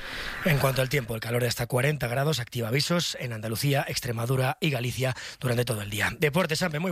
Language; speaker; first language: Spanish; native; Spanish